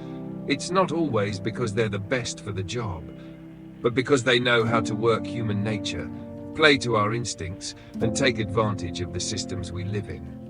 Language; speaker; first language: English; native; English